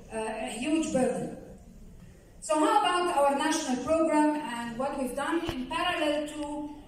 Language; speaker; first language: English; non-native, local second language; Arabic